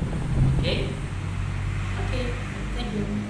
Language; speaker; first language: English; non-native, learner; Indonesian